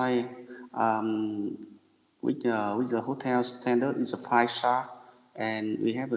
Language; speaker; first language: English; non-native, learner; Vietnamese